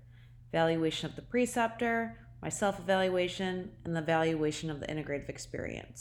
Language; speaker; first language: English; native; English